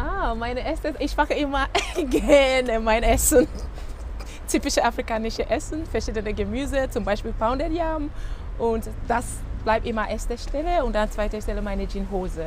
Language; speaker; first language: German; non-native, learner; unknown